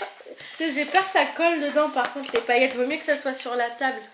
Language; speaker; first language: French; native; French